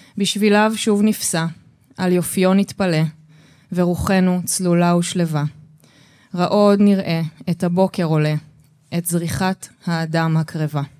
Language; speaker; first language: Hebrew; native; Hebrew